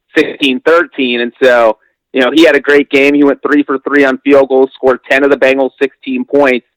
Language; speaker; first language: English; native; English